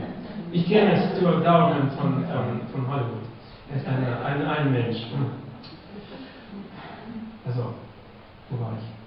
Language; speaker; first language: German; non-native, fluent; Russian